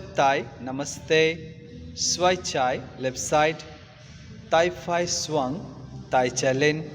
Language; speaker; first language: Vietnamese; non-native, fluent; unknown